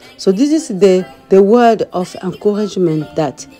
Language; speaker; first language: English; non-native, fluent; Lingala